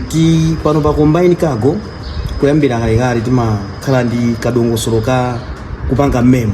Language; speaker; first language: Nyanja; non-native, local second language; Tumbuka